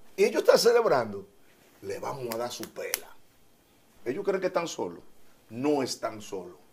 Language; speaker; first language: Spanish; native; Spanish